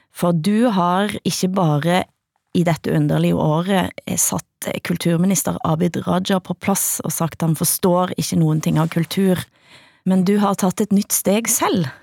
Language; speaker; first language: Norwegian; native; Norwegian